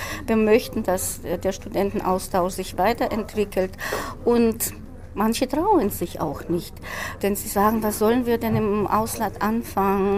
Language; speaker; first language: German; non-native, fluent; Russian